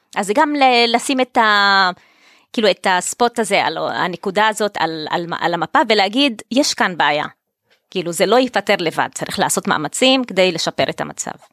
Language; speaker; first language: Hebrew; non-native, local second language; Arabic